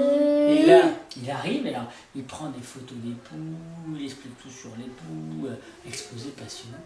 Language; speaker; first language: French; native; French